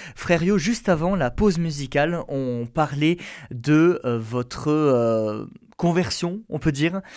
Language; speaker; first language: French; native; French